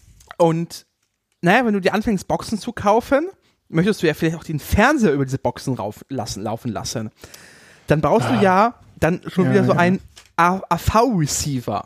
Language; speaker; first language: German; native; German